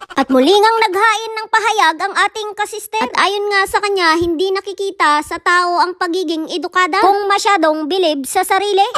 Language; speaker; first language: Filipino; non-native, local second language; Cebuano